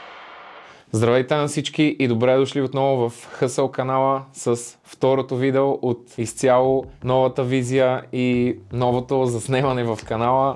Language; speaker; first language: Bulgarian; native; Bulgarian